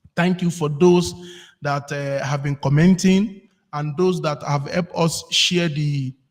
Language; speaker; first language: English; non-native, local second language; Yoruba